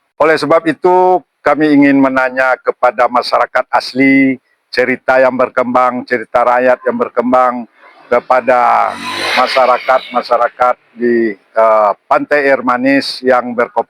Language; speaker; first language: Indonesian; non-native, local second language; Minangkabau